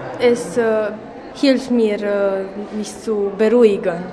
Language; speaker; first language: German; non-native, local second language; Romanian